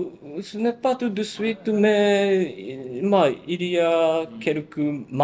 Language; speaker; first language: French; non-native, learner; Japanese